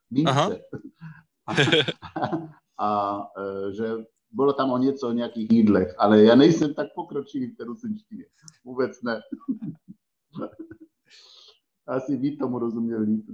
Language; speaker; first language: Czech; non-native, fluent; Polish